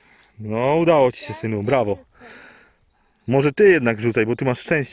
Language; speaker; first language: Polish; native; Polish